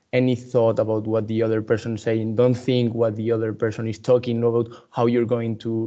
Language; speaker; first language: English; non-native, fluent; Spanish